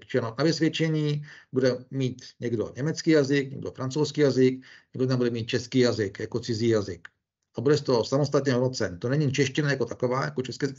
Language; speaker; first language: Czech; native; Czech